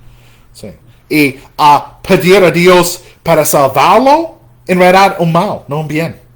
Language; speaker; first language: Spanish; non-native, fluent; English